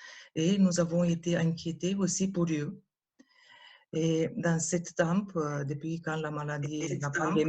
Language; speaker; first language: French; non-native, learner; Romanian